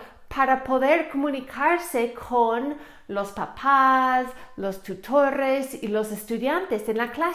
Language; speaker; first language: Spanish; non-native, fluent; English